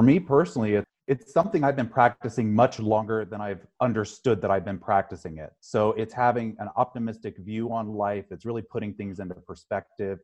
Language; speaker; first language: English; native; English